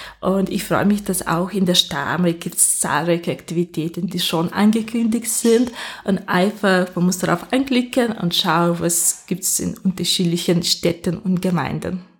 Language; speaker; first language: German; non-native, fluent; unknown